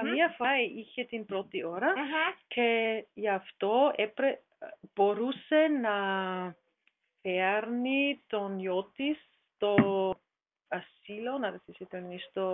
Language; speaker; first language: Greek; non-native, learner; German